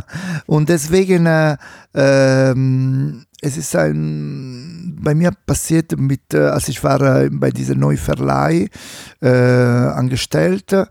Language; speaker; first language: German; non-native, fluent; Italian